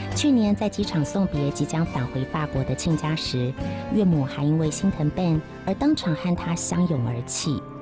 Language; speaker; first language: Chinese; native; Chinese